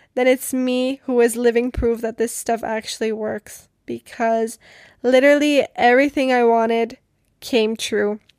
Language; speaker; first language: English; non-native, fluent; Czech